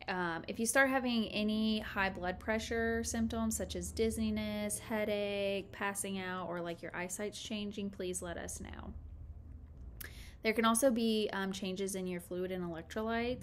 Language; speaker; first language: English; native; English